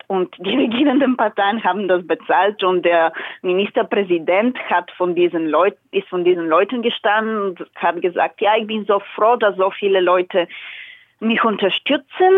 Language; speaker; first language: German; non-native, fluent; Bulgarian